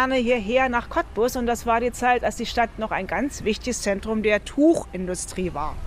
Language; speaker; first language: German; native; German